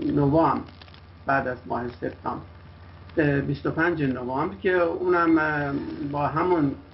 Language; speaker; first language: Persian; non-native, local second language; Kurdish